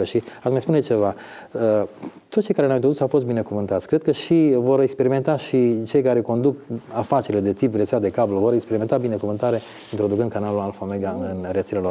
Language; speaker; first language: Romanian; native; Romanian